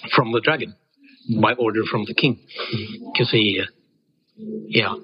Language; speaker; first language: English; non-native, fluent; Norwegian